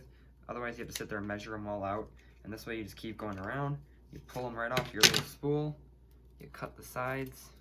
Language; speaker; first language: English; native; English